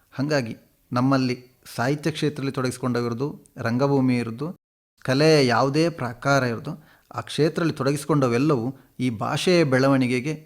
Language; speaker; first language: Kannada; native; Kannada